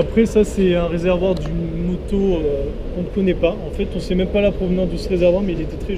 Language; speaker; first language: French; native; French